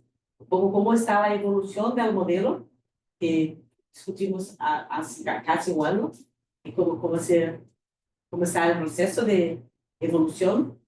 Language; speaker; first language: Spanish; non-native, fluent; Portuguese